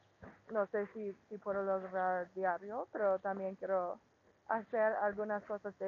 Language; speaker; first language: Spanish; non-native, learner; English